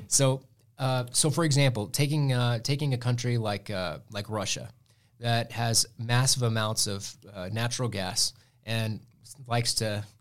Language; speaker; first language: English; native; English